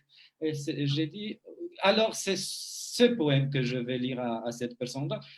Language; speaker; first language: French; non-native, fluent; Romanian